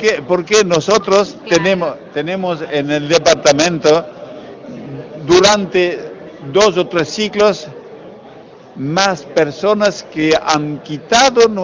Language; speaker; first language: Spanish; non-native, learner; French